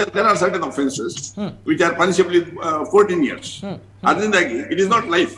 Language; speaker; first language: English; non-native, local second language; Kannada